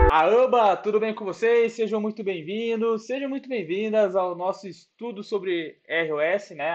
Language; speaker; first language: Portuguese; native; Portuguese